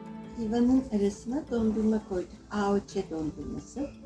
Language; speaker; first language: Turkish; native; Turkish